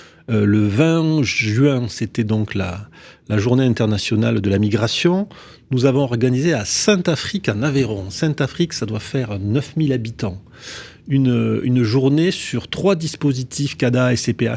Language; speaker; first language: French; native; French